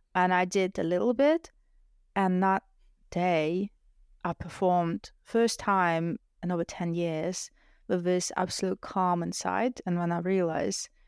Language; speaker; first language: English; non-native, fluent; Russian